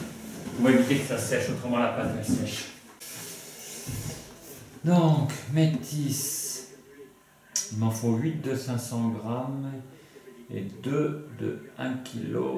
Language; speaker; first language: French; native; French